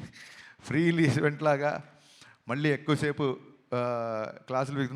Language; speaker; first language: Telugu; native; Telugu